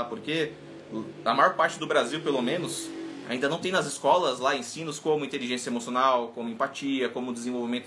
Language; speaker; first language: Portuguese; native; Portuguese